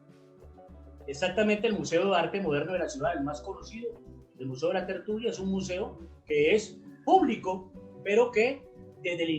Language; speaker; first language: Spanish; native; Spanish